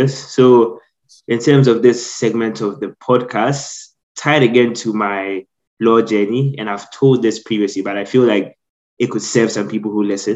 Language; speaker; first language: English; non-native, local second language; Akan